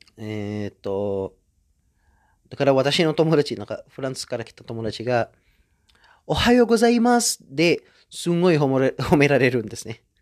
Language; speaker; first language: Japanese; non-native, fluent; Indonesian